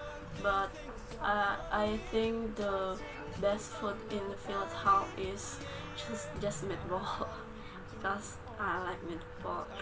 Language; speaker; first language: English; non-native, learner; Balinese